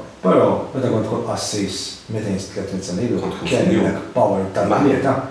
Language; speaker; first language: Maltese; native; Maltese